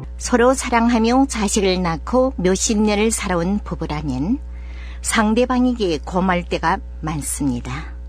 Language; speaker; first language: Korean; native; Korean